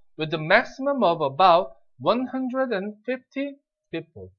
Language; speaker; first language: English; non-native, fluent; Korean